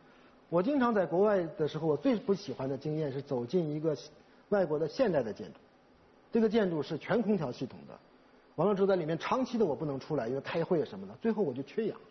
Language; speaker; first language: Chinese; native; Chinese